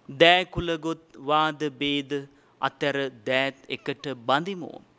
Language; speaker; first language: English; non-native, local second language; Sinhala